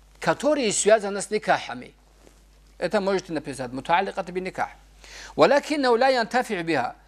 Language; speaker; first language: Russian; non-native, local second language; Avaric